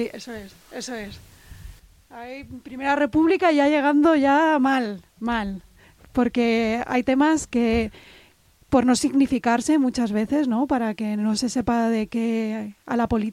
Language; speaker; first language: Spanish; native; Spanish